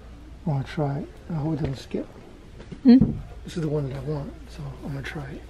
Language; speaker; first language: English; native; English